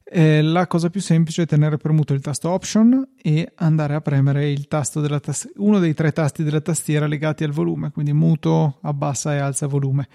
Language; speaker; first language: Italian; native; Italian